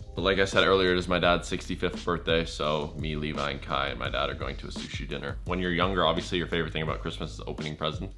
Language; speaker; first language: English; native; English